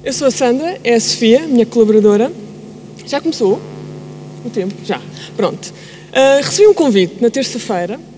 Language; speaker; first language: Portuguese; early bilingual, heritage; Portuguese